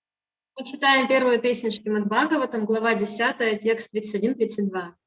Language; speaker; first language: Russian; native; Russian